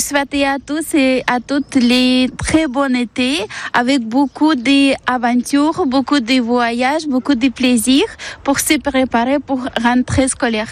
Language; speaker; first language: French; non-native, learner; Ukrainian